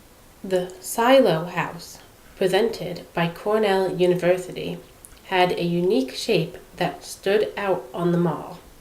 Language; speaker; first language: English; native; English